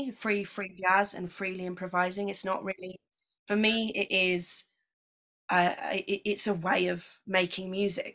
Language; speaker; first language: English; native; English